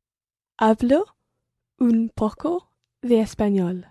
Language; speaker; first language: Spanish; non-native, learner; English